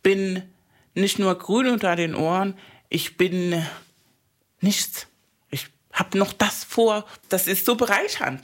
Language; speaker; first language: German; non-native, fluent; Spanish